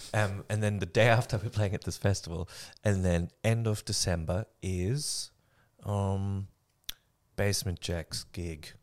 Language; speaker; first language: English; non-native, fluent; German